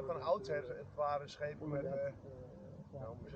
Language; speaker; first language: Dutch; native; Dutch